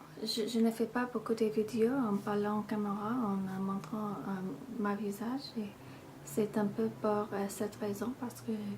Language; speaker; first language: French; non-native, fluent; English